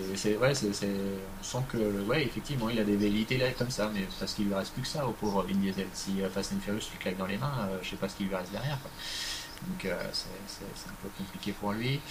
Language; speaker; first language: French; native; French